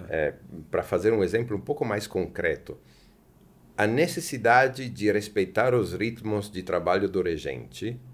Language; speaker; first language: Portuguese; non-native, fluent; Italian